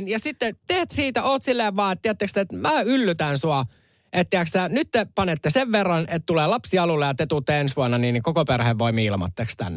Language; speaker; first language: Finnish; native; Finnish